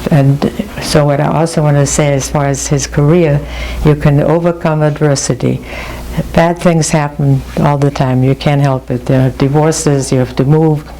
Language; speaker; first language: English; early bilingual, other home language; German